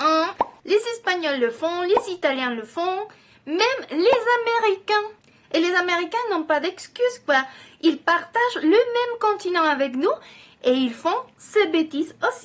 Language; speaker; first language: French; non-native, fluent; Spanish